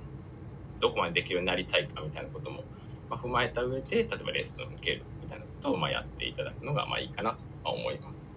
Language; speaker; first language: Japanese; native; Japanese